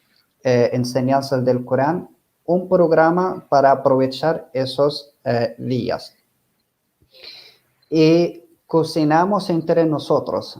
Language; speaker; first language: Spanish; non-native, fluent; Arabic